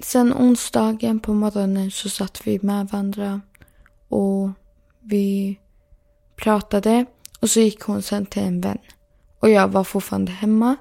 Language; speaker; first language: Swedish; early bilingual, other home language; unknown